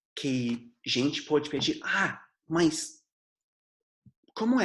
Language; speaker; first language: Portuguese; non-native, fluent; English